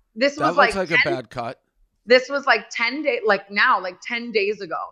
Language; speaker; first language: English; native; English